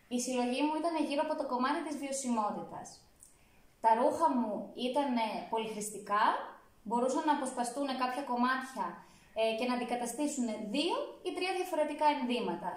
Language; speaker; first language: Greek; native; Greek